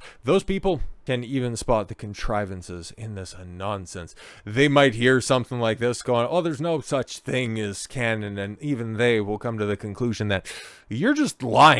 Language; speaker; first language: English; native; English